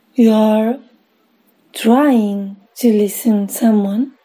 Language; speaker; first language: English; non-native, fluent; Spanish